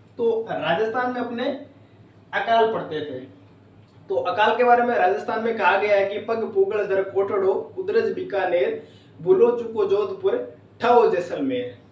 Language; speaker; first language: Hindi; native; Hindi